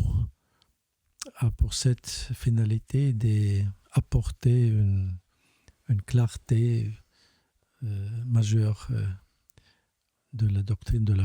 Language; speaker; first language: French; non-native, fluent; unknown